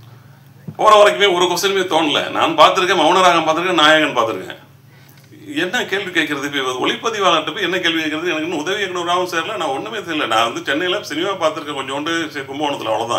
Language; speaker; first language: Tamil; native; Tamil